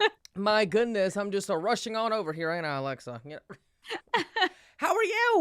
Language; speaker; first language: English; native; English